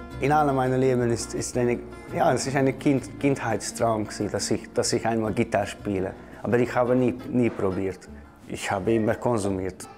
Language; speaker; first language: German; non-native, fluent; Hungarian